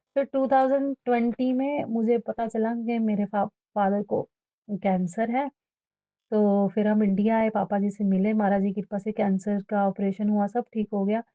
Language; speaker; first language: Hindi; native; Hindi